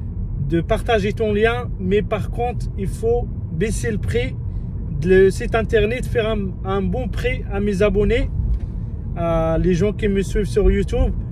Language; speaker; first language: French; non-native, fluent; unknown